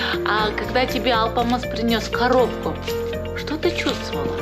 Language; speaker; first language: Russian; native; Russian